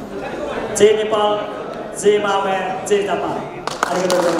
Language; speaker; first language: Japanese; non-native, fluent; Newari